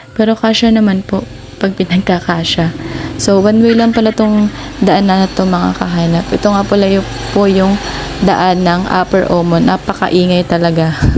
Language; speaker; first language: Filipino; non-native, local second language; Bikol